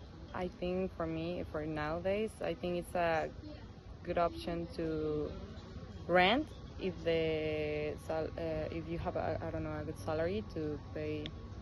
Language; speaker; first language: English; non-native, fluent; Spanish